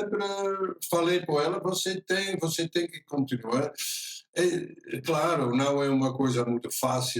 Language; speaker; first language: Portuguese; non-native, fluent; Dutch